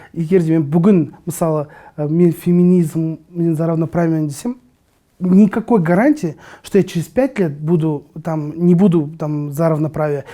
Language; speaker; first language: Russian; non-native, local second language; Kazakh